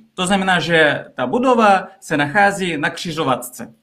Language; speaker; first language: Czech; non-native, fluent; Kazakh